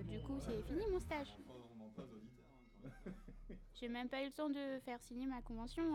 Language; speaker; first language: French; native; French